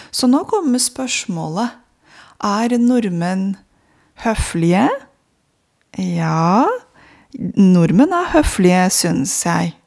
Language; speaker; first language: Norwegian; non-native, fluent; Romanian